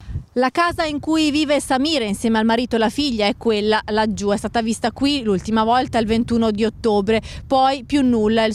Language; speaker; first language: Italian; native; Italian